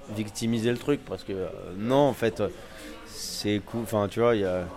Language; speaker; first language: French; native; French